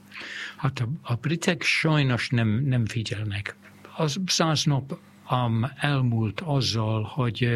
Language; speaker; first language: Hungarian; non-native, fluent; English